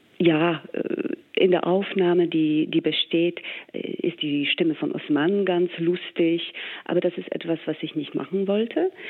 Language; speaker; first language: German; non-native, fluent; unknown